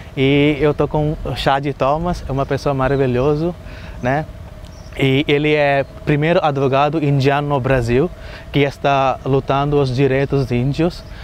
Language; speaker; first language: Portuguese; non-native, learner; Malayalam